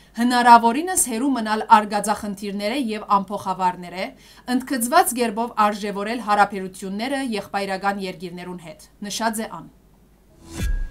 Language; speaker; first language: Armenian; early bilingual, heritage; Armenian